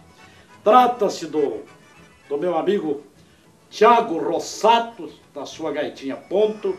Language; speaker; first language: Portuguese; native; Portuguese